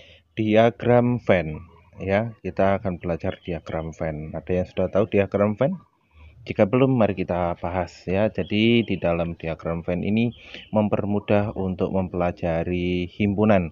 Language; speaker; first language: Indonesian; native; Indonesian